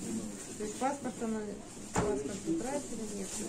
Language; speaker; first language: Russian; native; Russian